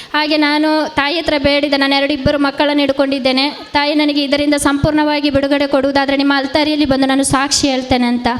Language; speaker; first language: Kannada; non-native, local second language; Konkani